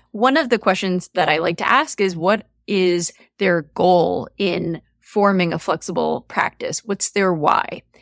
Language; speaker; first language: English; native; English